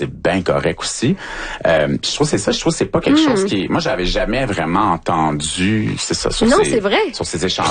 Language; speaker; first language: French; native; French